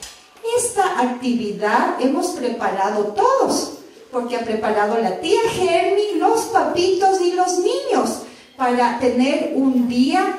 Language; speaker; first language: Spanish; native; Spanish